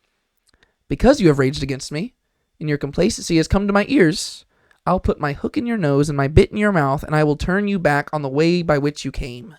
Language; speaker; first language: English; native; English